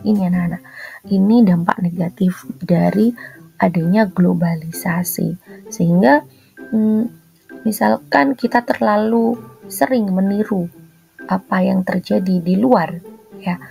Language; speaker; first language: Indonesian; native; Indonesian